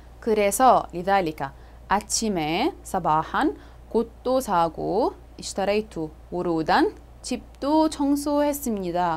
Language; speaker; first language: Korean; non-native, fluent; Arabic